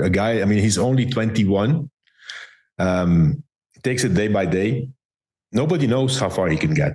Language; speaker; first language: English; non-native, fluent; Dutch